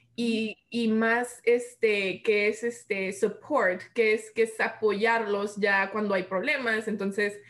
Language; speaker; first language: Spanish; early bilingual, heritage; Spanish